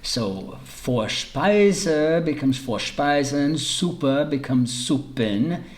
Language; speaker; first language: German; early bilingual, heritage; English